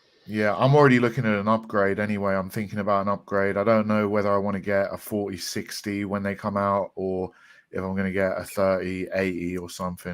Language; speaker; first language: English; native; English